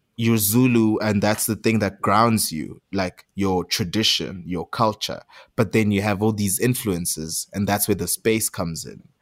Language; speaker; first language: English; non-native, local second language; Zulu